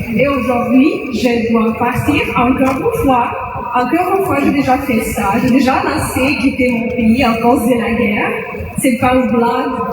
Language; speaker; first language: French; non-native, fluent; Ukrainian